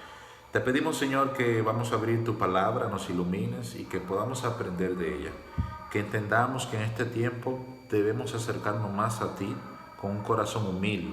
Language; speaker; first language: Spanish; native; Spanish